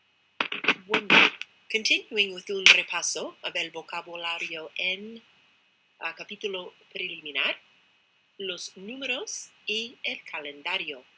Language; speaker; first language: Spanish; non-native, fluent; English